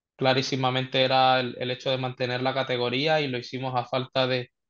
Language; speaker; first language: Spanish; native; Spanish